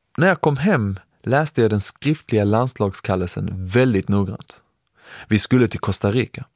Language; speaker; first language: Swedish; early bilingual, other home language; Persian